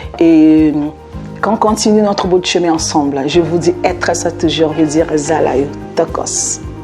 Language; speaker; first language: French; non-native, local second language; Lingala